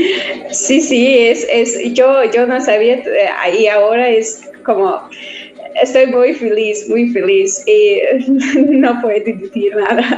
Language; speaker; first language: Spanish; non-native, learner; Persian